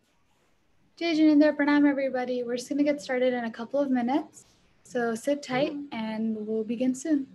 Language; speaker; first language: English; early bilingual, other home language; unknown